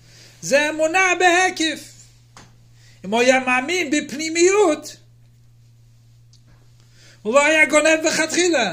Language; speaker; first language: Hebrew; non-native, fluent; English